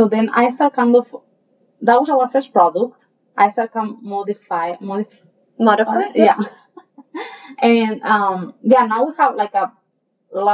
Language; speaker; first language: English; non-native, fluent; Spanish